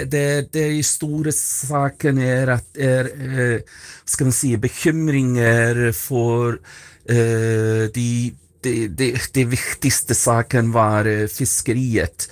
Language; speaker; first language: Swedish; non-native, fluent; Icelandic